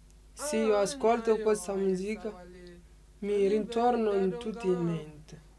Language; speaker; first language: Italian; non-native, learner; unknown